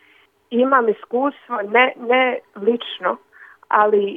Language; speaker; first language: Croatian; early bilingual, other home language; Bosnian